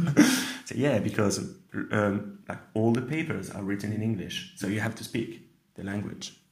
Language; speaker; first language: English; non-native, fluent; French